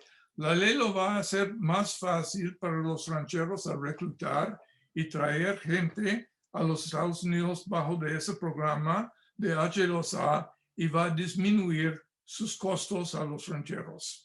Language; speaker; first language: Spanish; non-native, fluent; English